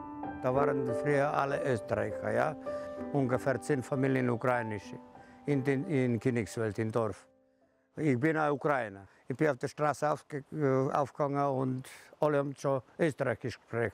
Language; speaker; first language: German; non-native, local second language; Ukrainian